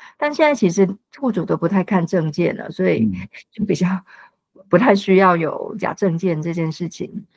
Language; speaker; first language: Chinese; non-native, fluent; Cantonese